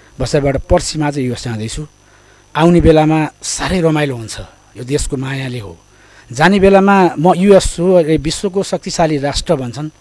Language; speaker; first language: Nepali; native; Nepali